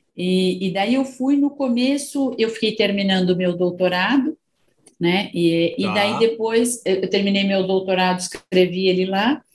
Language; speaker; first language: Portuguese; native; Portuguese